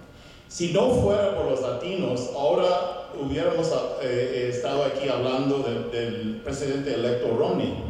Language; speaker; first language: Spanish; early bilingual, heritage; Spanish